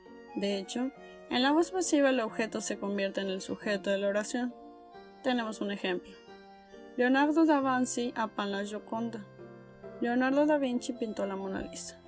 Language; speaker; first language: Spanish; native; Spanish